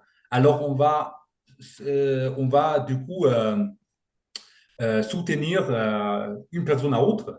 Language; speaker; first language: French; non-native, fluent; German